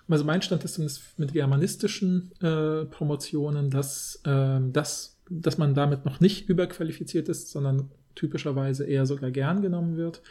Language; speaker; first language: German; native; German